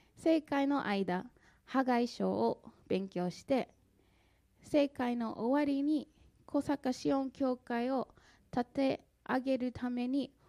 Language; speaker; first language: Japanese; non-native, fluent; English